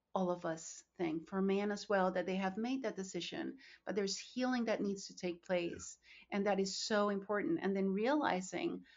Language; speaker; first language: English; non-native, fluent; Spanish